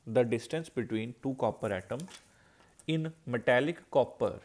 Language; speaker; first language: English; non-native, local second language; Punjabi